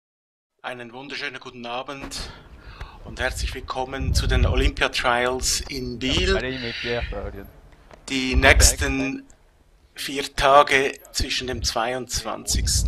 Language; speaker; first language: German; native; German